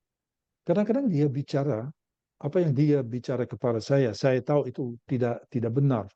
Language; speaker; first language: Indonesian; non-native, learner; Dutch